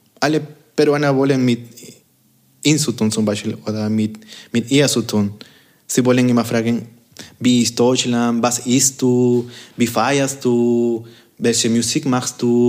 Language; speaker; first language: German; non-native, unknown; Spanish